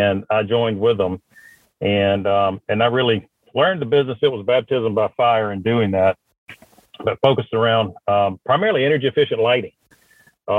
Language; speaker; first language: English; native; English